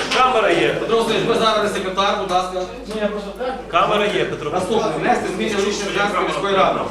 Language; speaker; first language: Ukrainian; native; Ukrainian